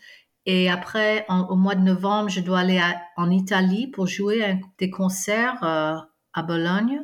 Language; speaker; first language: French; non-native, fluent; English